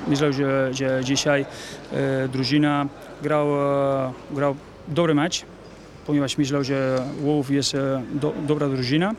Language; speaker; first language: Polish; non-native, learner; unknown